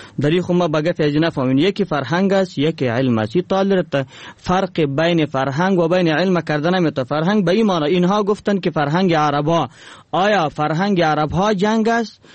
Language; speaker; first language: Persian; non-native, local second language; Pashto